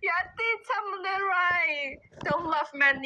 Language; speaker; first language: English; non-native, learner; Thai